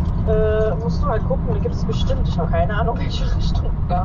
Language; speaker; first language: German; native; German